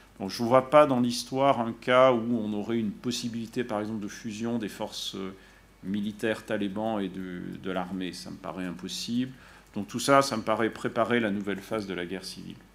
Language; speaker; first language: French; native; French